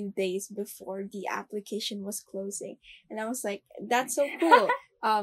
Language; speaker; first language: English; non-native, local second language; Filipino